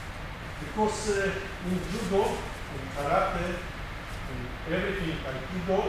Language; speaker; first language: English; non-native, learner; Russian